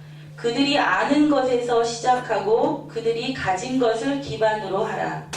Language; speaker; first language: Korean; native; Korean